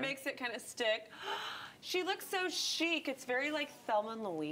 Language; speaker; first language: English; native; English